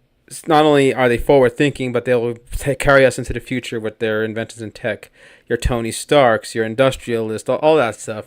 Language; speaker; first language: English; native; English